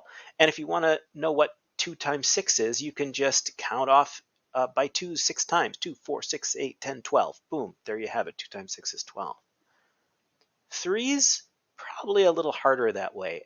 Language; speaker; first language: English; native; English